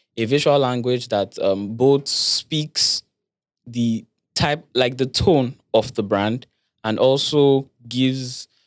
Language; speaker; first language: English; non-native, local second language; Yoruba